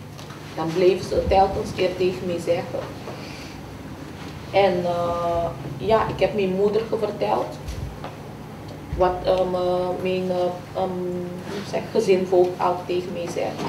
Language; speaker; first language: Dutch; early bilingual, other home language; Papiamento